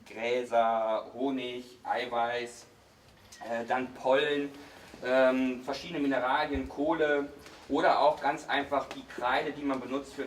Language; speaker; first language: German; native; German